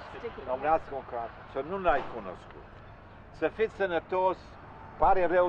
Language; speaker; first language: Romanian; non-native, local second language; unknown